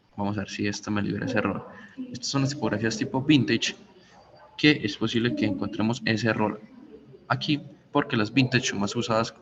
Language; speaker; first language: Spanish; native; Spanish